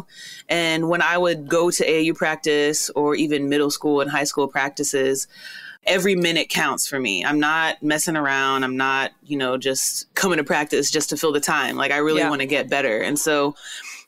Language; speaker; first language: English; native; English